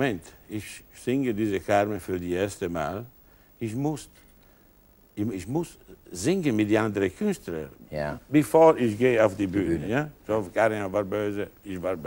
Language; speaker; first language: German; non-native, learner; Italian